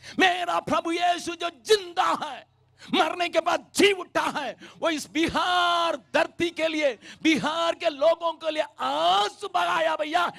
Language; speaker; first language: Hindi; non-native, local second language; Tamil